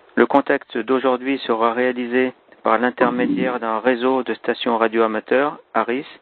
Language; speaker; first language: French; native; French